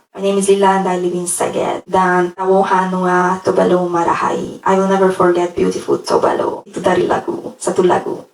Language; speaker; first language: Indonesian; non-native, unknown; Hungarian